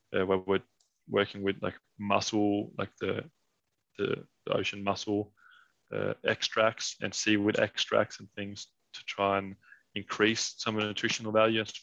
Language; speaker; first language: English; non-native, fluent; Danish